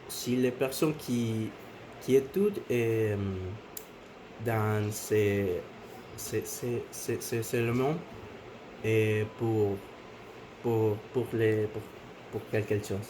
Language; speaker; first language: French; non-native, learner; Spanish